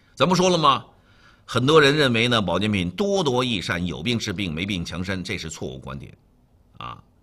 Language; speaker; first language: Chinese; native; Chinese